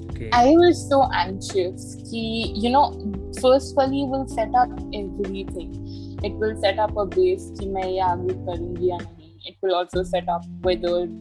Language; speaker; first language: English; non-native, local second language; Hindi